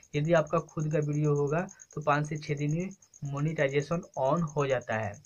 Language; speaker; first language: Hindi; native; Hindi